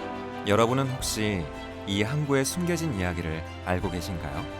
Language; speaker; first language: Korean; native; Korean